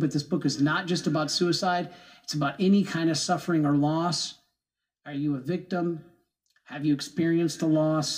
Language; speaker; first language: English; native; English